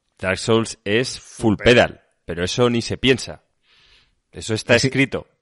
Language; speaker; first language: Spanish; native; Spanish